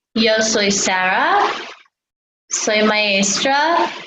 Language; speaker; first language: Spanish; non-native, fluent; English